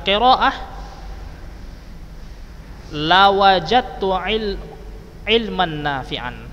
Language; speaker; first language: Arabic; non-native, fluent; Indonesian